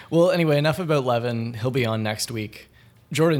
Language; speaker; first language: English; native; English